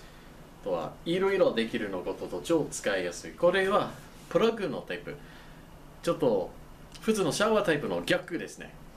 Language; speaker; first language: Japanese; non-native, learner; English